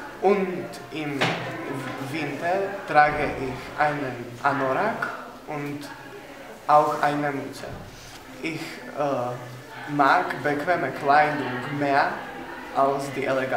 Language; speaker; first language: German; non-native, learner; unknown